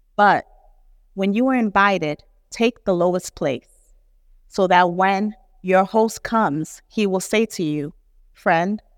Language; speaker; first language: English; native; English